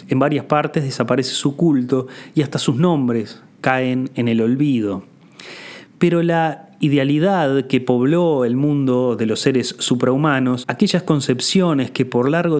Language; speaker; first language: Spanish; native; Spanish